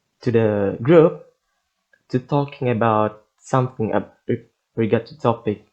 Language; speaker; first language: English; non-native, learner; Indonesian